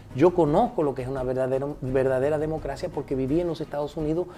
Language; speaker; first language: Spanish; early bilingual, heritage; Spanish